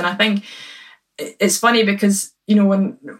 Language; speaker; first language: English; native; English